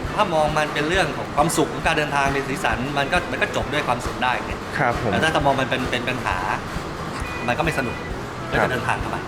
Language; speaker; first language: Thai; native; Thai